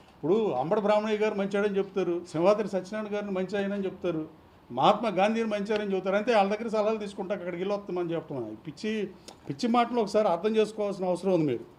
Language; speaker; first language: Telugu; native; Telugu